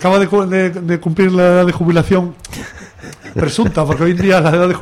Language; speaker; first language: Spanish; native; Spanish